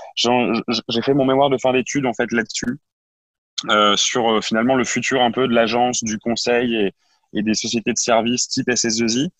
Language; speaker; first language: French; native; French